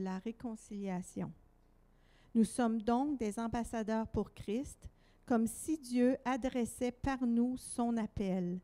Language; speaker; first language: French; native; French